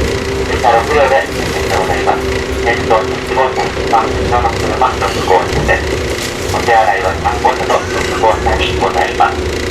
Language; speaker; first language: Japanese; native; Japanese